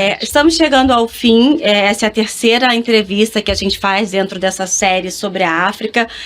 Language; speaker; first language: Portuguese; native; Portuguese